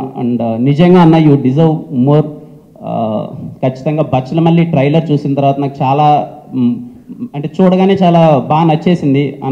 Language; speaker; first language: Telugu; native; Telugu